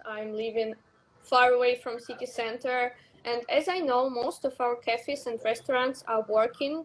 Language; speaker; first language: English; non-native, learner; Russian